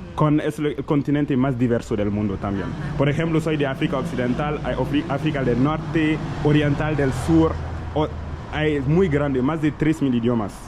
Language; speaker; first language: Spanish; non-native, local second language; French